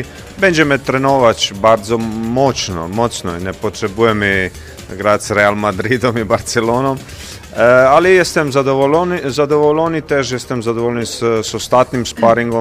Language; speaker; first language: Polish; non-native, learner; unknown